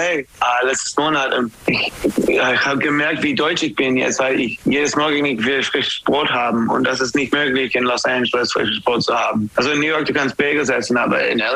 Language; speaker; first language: German; non-native, fluent; English